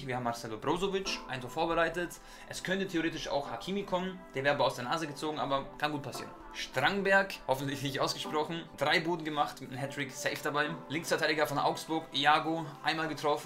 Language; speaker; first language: German; native; German